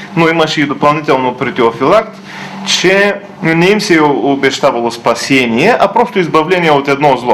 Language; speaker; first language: Bulgarian; native; Bulgarian